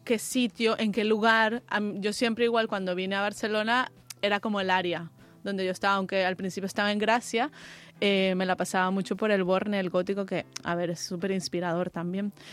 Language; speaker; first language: Spanish; native; Spanish